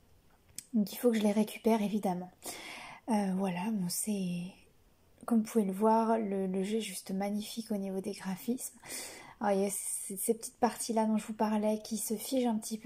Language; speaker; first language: French; native; French